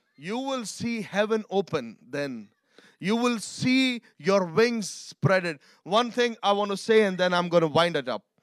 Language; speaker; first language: English; non-native, local second language; Urdu